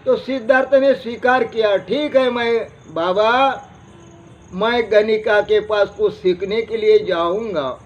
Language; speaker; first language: Hindi; non-native, local second language; Marathi